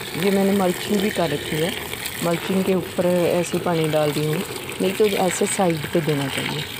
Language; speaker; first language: Hindi; non-native, local second language; Punjabi